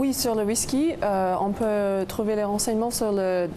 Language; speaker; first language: French; non-native, local second language; English